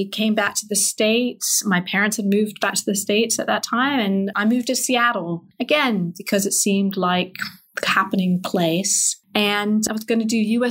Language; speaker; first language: English; native; English